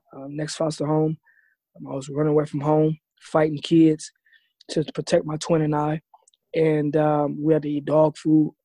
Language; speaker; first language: English; native; English